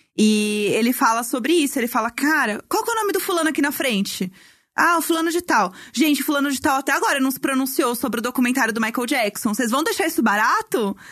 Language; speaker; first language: Portuguese; native; Portuguese